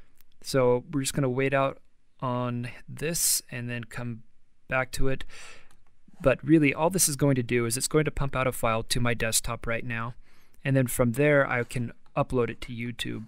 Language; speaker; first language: English; native; English